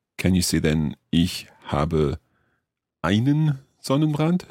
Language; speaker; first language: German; non-native, learner; English